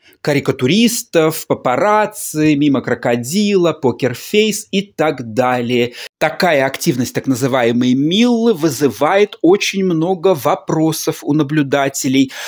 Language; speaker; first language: Russian; native; Russian